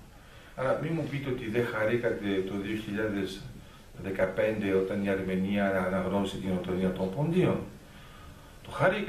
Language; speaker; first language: Greek; early bilingual, heritage; Greek